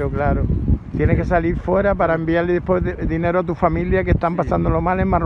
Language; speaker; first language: Spanish; native; Spanish